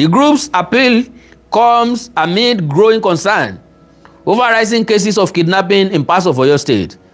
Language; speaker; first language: English; non-native, local second language; Yoruba